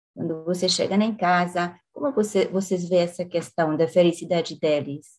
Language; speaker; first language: Portuguese; non-native, fluent; French